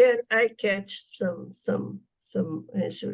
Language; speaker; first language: English; non-native, learner; Portuguese